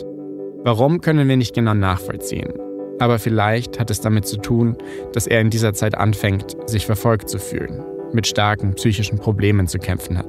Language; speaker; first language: German; native; German